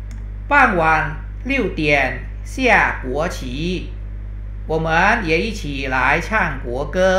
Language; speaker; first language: Chinese; non-native, fluent; Thai